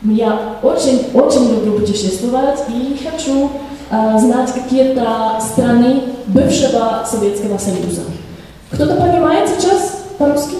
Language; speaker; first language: Russian; non-native, learner; Slovak